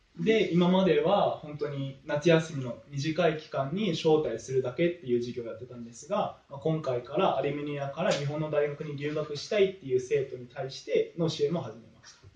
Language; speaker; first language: Japanese; native; Japanese